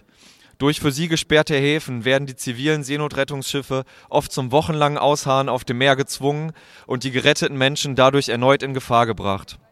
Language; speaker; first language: German; native; German